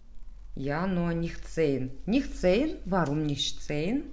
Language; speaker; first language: German; non-native, learner; Russian